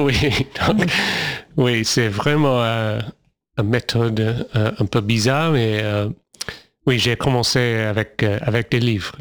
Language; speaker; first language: French; non-native, fluent; English